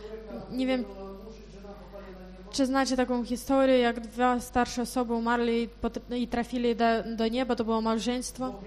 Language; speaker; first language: Polish; non-native, fluent; Ukrainian